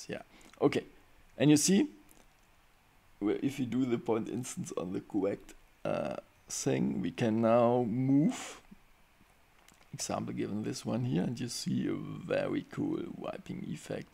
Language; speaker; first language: English; non-native, fluent; German